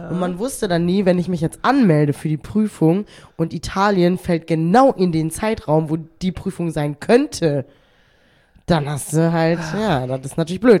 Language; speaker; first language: German; native; German